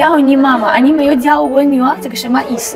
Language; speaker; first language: Chinese; non-native, learner; Ukrainian